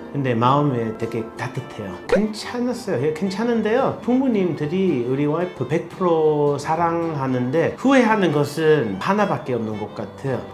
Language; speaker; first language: Korean; non-native, fluent; English